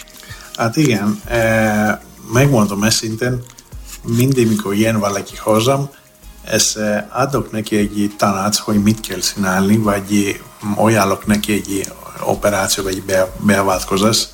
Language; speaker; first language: Hungarian; non-native, learner; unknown